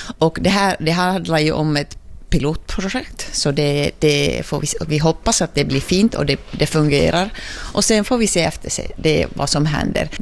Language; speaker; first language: Swedish; non-native, local second language; Finnish